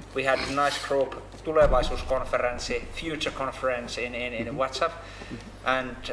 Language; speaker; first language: English; non-native, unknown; Finnish